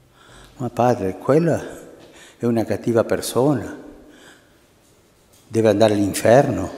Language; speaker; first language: Italian; non-native, local second language; Spanish